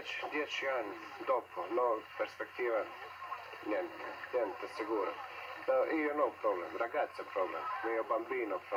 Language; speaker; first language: Italian; non-native, learner; Bosnian